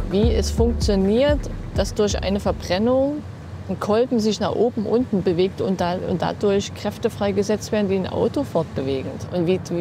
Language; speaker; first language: German; native; German